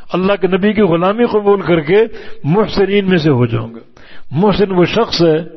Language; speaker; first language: Urdu; native; Urdu